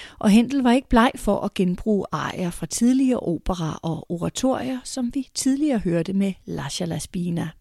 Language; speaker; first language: Danish; native; Danish